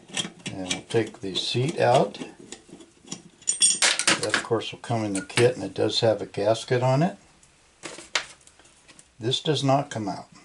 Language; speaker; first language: English; native; English